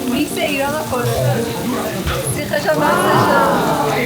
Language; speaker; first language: Korean; non-native, learner; Persian